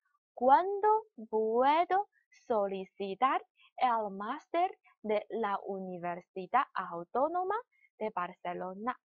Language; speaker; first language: Spanish; non-native, fluent; Chinese